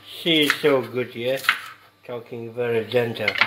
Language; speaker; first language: English; non-native, learner; Indonesian